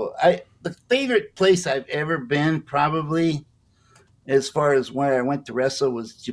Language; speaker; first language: English; native; English